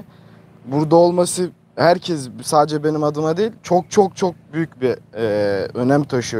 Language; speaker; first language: Turkish; early bilingual, heritage; Turkish